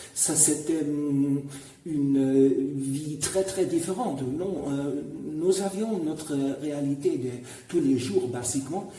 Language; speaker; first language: French; non-native, fluent; German